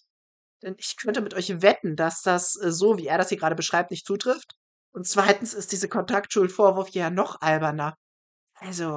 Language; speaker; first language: German; native; German